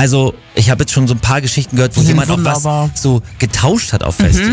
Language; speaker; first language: German; native; German